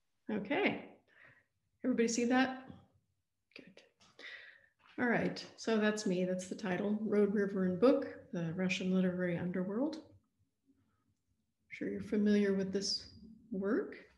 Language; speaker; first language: English; native; English